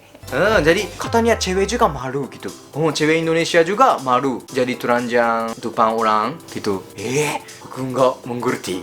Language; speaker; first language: Indonesian; non-native, learner; Japanese